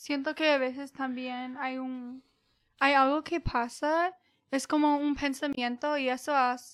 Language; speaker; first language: Spanish; early bilingual, heritage; English